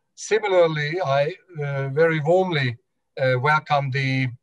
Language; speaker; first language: English; non-native, fluent; Hungarian